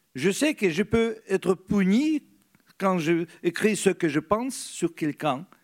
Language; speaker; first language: French; non-native, fluent; Russian